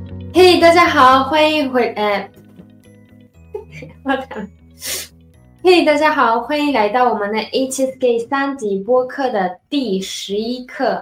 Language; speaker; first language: Chinese; non-native, learner; Spanish